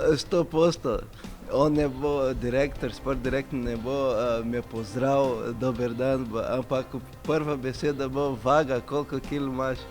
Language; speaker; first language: Slovenian; non-native, fluent; Portuguese